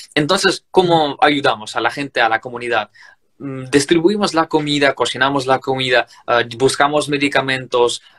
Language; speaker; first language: Spanish; non-native, fluent; Ukrainian